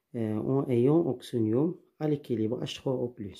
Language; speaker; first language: French; non-native, local second language; Arabic